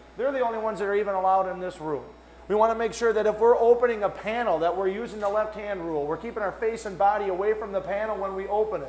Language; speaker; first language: English; native; English